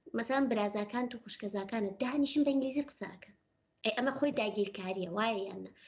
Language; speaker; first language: Central Kurdish; non-native, local second language; Gurani